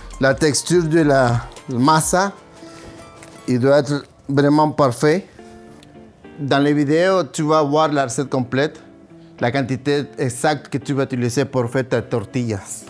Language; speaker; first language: French; non-native, learner; Spanish